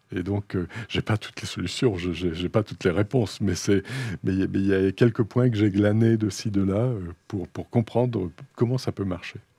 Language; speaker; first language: French; native; French